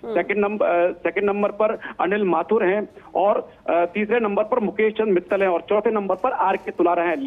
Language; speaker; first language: Hindi; native; Hindi